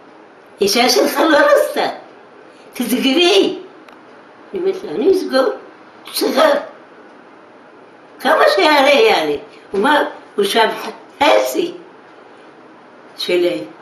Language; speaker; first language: Hebrew; non-native, fluent; Yiddish